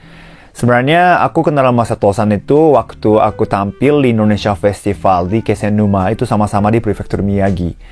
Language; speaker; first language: Indonesian; non-native, fluent; Japanese